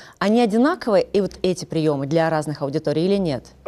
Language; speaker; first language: Russian; native; Russian